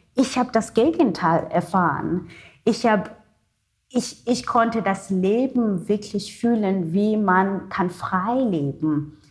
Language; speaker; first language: German; non-native, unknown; Xhosa